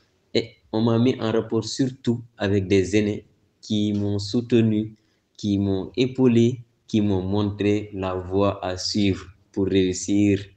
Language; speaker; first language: French; non-native, local second language; Wolof